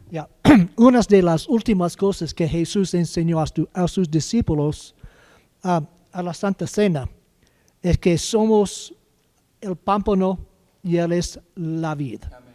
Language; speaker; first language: Spanish; non-native, learner; English